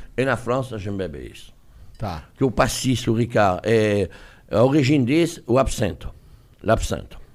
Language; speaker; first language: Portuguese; non-native, fluent; French